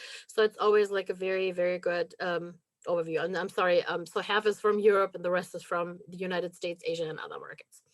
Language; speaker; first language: English; non-native, fluent; German